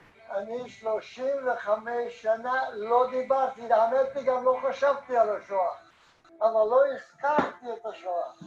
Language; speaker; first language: Hebrew; non-native, fluent; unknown